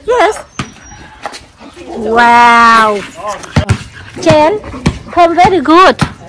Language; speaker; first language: English; non-native, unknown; Vietnamese